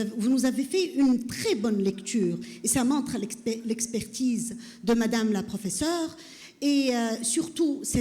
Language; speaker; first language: French; non-native, local second language; Arabic